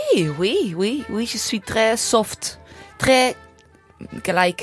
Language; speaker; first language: French; non-native, learner; English